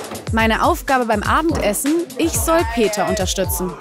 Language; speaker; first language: German; native; German